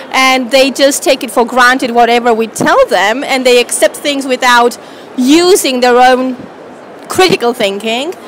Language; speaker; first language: English; non-native, fluent; Romanian